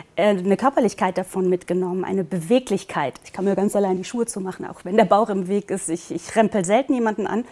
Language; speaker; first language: German; early bilingual, heritage; German